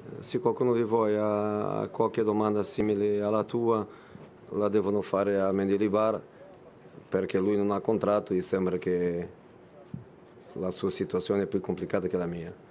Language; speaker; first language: Italian; non-native, fluent; Portuguese